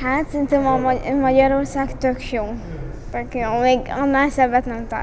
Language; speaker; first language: Hungarian; early bilingual, other home language; Arabic